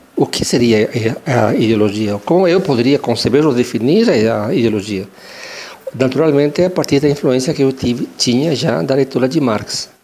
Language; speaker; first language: Portuguese; non-native, fluent; Spanish